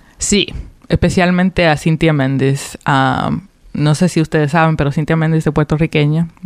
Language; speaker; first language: Spanish; early bilingual, heritage; Spanish